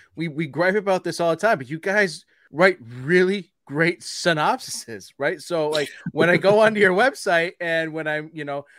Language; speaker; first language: English; native; English